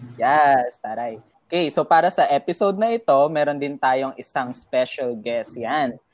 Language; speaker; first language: Filipino; native; Filipino